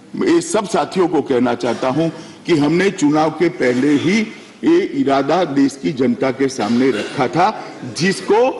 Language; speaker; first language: Hindi; native; Hindi